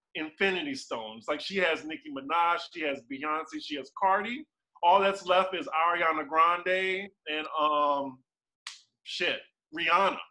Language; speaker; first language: English; native; English